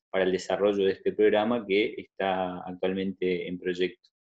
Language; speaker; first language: Spanish; native; Spanish